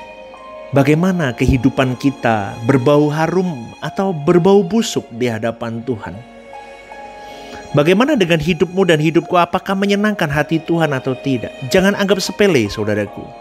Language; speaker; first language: Indonesian; native; Indonesian